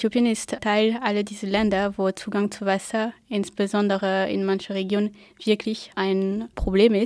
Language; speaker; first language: German; non-native, fluent; French